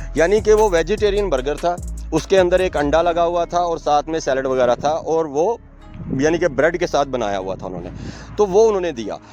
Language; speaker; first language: Urdu; non-native, local second language; Punjabi